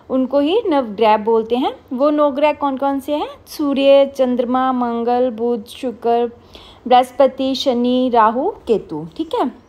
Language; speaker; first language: Hindi; non-native, local second language; Punjabi